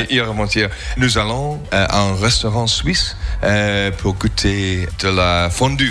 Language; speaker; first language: French; non-native, learner; English